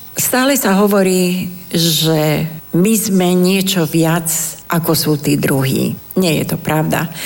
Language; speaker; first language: Slovak; non-native, local second language; Romany